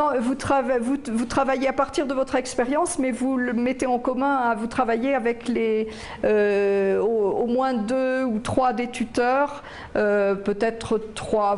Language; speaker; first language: French; native; French